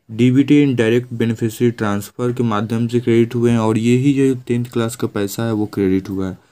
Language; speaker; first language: Hindi; native; Hindi